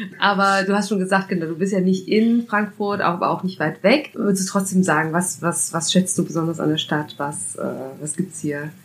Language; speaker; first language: German; native; German